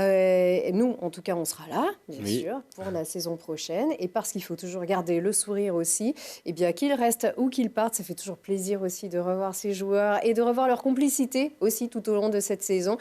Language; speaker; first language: French; native; French